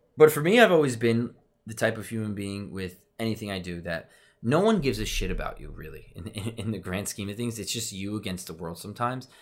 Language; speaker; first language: English; native; English